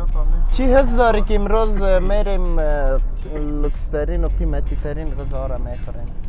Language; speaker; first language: Persian; native; Persian